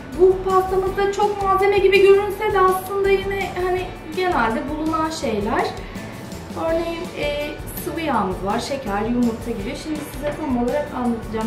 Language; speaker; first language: Turkish; early bilingual, heritage; Turkish